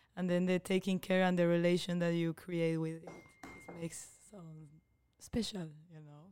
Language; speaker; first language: English; non-native, fluent; Spanish